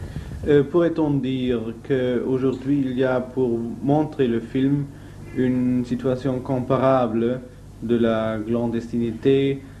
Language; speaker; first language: French; non-native, fluent; German